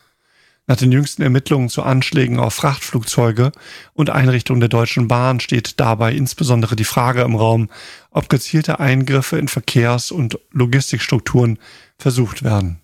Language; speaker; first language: German; native; German